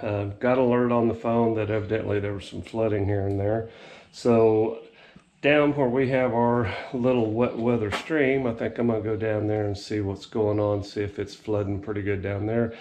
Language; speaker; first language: English; native; English